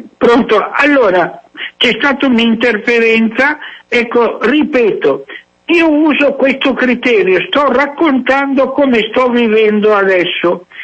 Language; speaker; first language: Italian; native; Italian